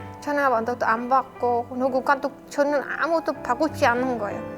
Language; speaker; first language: Korean; non-native, learner; Khmer